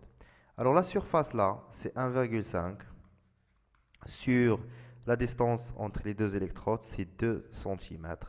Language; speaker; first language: French; non-native, local second language; Arabic